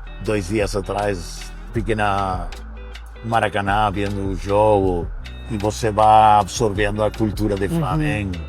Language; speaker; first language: Portuguese; non-native, fluent; Spanish